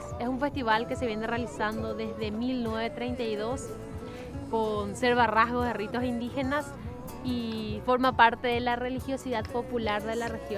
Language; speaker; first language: Spanish; native; Spanish